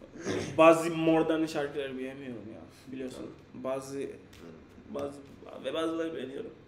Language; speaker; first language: Turkish; non-native, learner; English